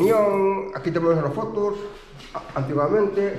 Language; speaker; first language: Spanish; non-native, local second language; Galician